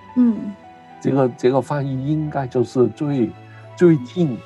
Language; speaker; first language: Chinese; non-native, local second language; Cantonese